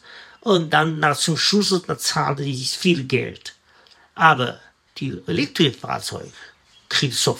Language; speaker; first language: German; non-native, fluent; Chinese